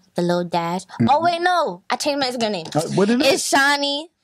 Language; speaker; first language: English; native; English